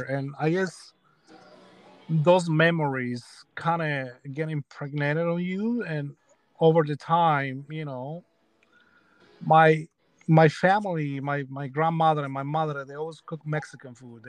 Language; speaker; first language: English; early bilingual, other home language; Spanish